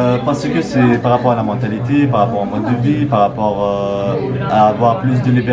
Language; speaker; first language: French; non-native, local second language; Kabyle